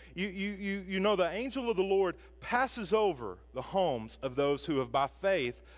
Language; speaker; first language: English; native; English